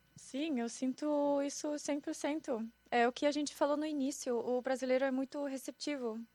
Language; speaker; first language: Portuguese; non-native, fluent; German